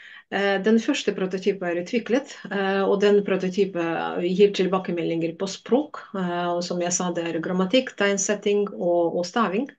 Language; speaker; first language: Norwegian; non-native, fluent; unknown